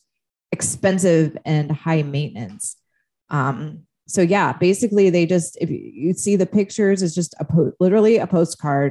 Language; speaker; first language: English; native; English